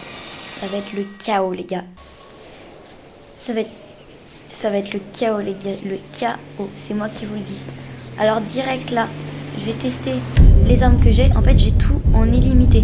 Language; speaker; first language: French; native; French